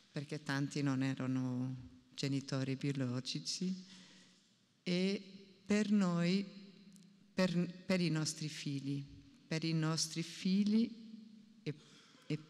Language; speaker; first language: Italian; non-native, fluent; Portuguese